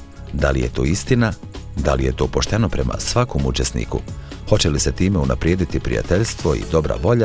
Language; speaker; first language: Croatian; native; Croatian